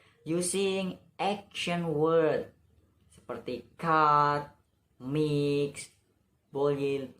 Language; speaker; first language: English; non-native, learner; Indonesian